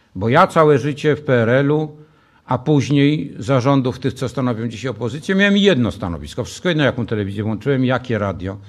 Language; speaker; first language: Polish; native; Polish